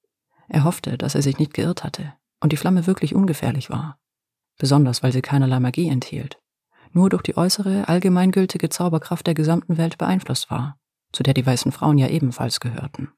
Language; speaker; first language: German; native; German